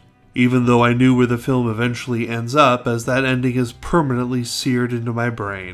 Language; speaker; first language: English; native; English